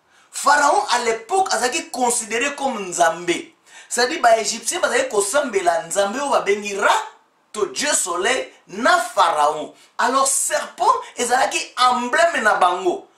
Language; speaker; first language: French; non-native, local second language; Lingala